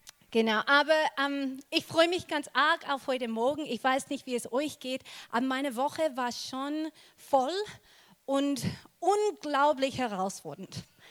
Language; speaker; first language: German; non-native, fluent; English